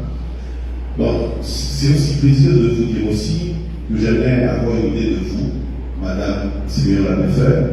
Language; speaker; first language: French; non-native, local second language; Haitian Creole